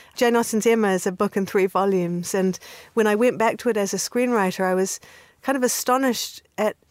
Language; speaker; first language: English; native; English